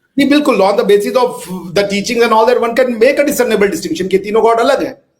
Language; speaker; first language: Hindi; native; Hindi